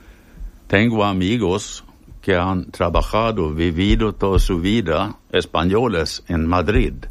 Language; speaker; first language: Spanish; non-native, fluent; Swedish